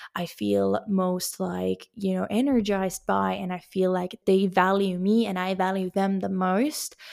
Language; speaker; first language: English; non-native, fluent; Finnish